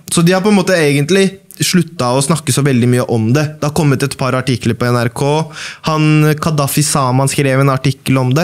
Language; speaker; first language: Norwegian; early bilingual, other home language; Baluchi